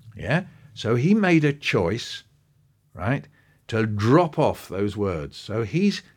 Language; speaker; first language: English; native; English